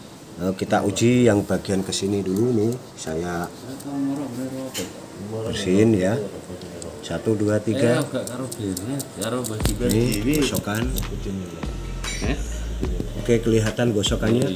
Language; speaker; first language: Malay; non-native, local second language; Javanese